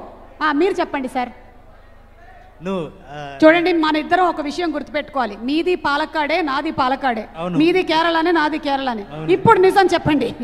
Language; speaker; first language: Telugu; native; Telugu